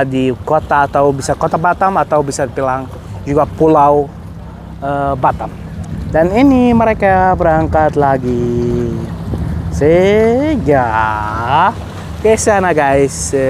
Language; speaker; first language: Indonesian; non-native, fluent; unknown